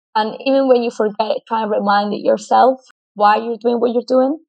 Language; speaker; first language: English; non-native, fluent; Italian